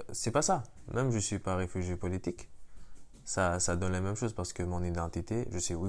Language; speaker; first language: French; non-native, fluent; Uyghur